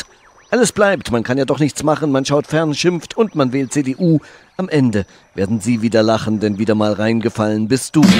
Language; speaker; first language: German; native; German